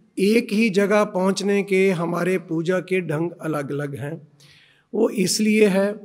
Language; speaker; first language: Hindi; non-native, local second language; Punjabi